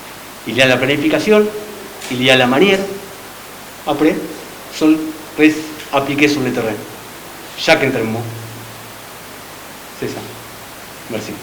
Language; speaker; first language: French; non-native, learner; Spanish